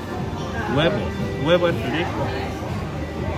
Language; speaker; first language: Spanish; non-native, learner; Korean